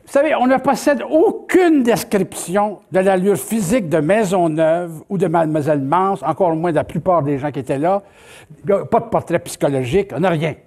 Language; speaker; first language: French; native; French